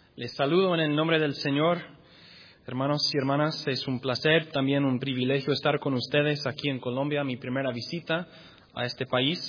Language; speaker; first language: Spanish; non-native, fluent; English